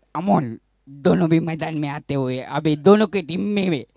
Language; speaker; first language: Hindi; non-native, local second language; Marathi